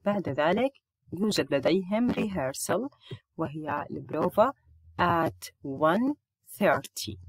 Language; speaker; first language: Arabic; native; Arabic